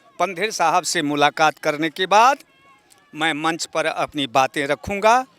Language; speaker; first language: Hindi; native; Hindi